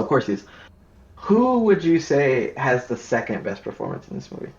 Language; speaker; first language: English; native; English